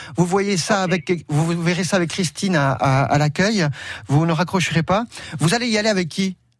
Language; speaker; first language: French; native; French